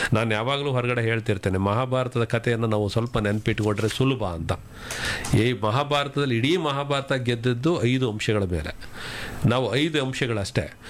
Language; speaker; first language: Kannada; native; Kannada